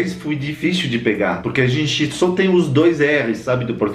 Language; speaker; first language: Portuguese; non-native, fluent; French